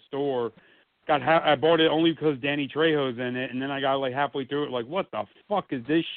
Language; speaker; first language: English; native; English